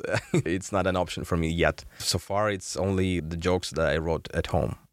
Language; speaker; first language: English; non-native, fluent; Russian